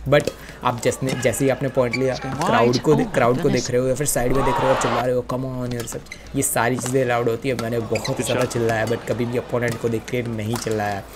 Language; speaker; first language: Hindi; non-native, local second language; Gujarati